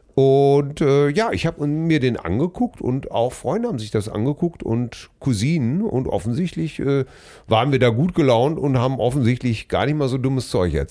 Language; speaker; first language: German; native; German